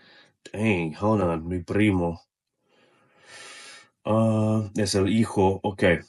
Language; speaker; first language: Spanish; non-native, learner; Russian